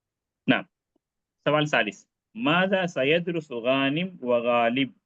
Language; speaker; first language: Arabic; non-native, fluent; Urdu